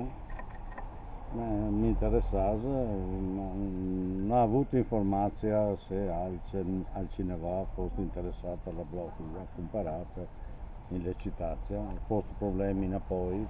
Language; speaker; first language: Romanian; non-native, learner; Italian